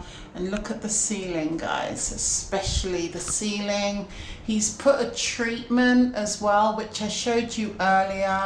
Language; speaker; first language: English; native; English